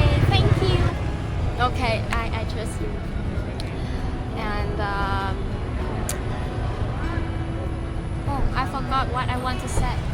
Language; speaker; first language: English; non-native, learner; Vietnamese